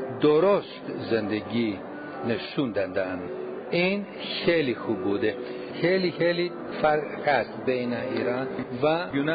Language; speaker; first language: Persian; non-native, learner; Greek